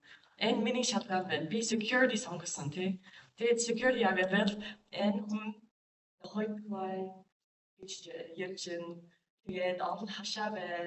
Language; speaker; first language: Mongolian; non-native, learner; English